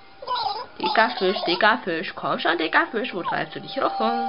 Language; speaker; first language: German; native; German